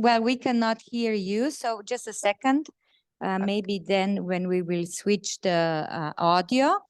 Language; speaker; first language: English; non-native, fluent; Slovenian